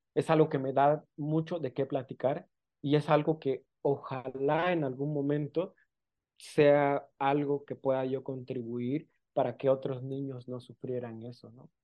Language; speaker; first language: Spanish; non-native, local second language; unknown